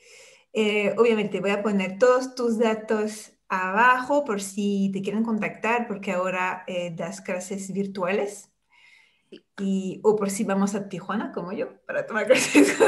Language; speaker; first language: Spanish; non-native, fluent; French